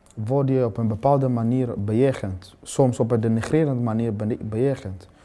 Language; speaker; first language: Dutch; non-native, fluent; Swahili